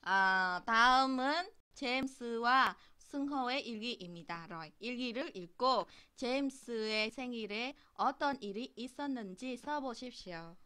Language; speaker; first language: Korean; non-native, learner; Vietnamese